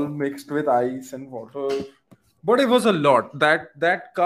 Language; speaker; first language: English; non-native, local second language; Hindi